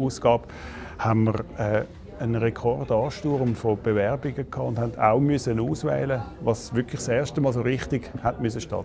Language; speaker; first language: German; native; German